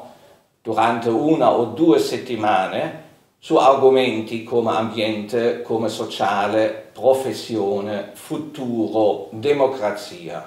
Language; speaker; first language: Italian; non-native, fluent; German